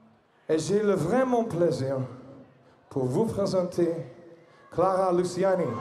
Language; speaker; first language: French; non-native, learner; English